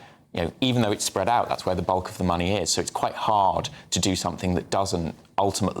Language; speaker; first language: English; native; English